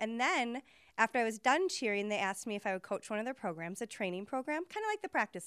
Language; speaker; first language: English; native; English